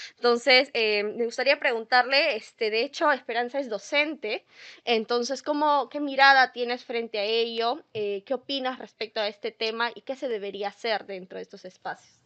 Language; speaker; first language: Spanish; native; Spanish